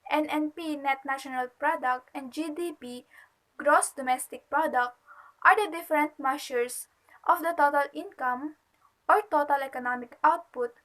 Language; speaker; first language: English; non-native, local second language; Filipino